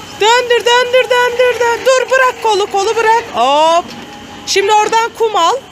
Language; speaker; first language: Turkish; native; Turkish